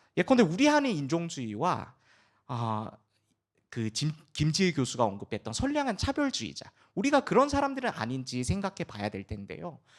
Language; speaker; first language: Korean; early bilingual, heritage; Korean